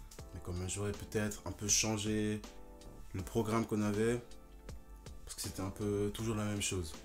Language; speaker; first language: French; non-native, fluent; German